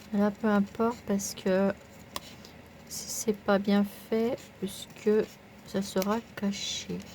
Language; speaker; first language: French; native; French